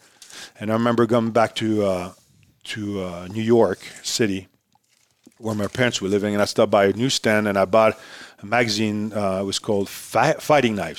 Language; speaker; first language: English; non-native, fluent; French